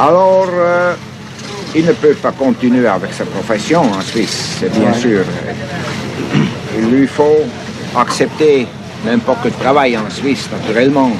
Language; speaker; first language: French; non-native, fluent; Swiss German